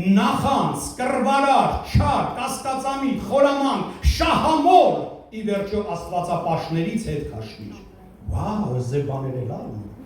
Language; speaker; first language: Armenian; early bilingual, heritage; Armenian